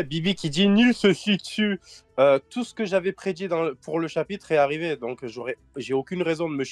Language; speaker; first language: French; native; French